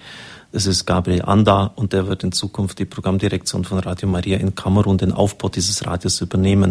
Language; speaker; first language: German; native; German